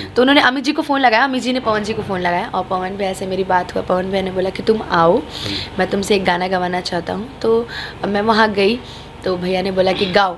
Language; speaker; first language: Hindi; native; Hindi